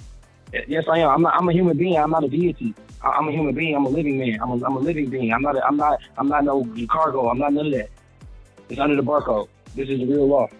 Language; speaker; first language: English; native; English